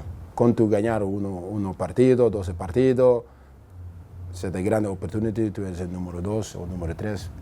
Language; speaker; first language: Spanish; non-native, learner; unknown